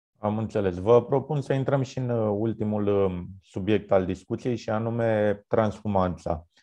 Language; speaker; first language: Romanian; native; Romanian